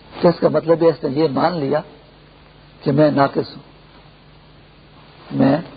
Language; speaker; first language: Urdu; non-native, local second language; Pashto